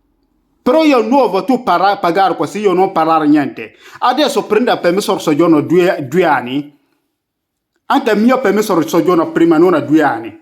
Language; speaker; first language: Italian; non-native, learner; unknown